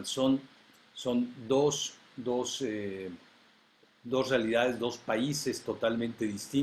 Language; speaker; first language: Spanish; native; Spanish